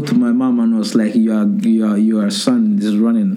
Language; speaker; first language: English; non-native, local second language; Somali